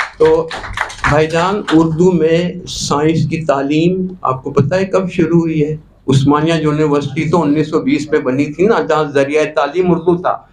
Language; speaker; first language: Urdu; non-native, local second language; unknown